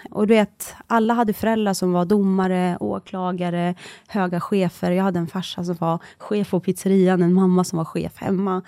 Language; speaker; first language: Swedish; early bilingual, other home language; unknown